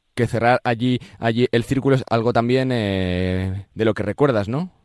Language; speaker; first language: Spanish; native; Spanish